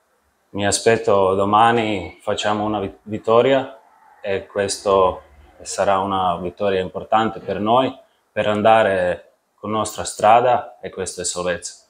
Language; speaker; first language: Italian; non-native, learner; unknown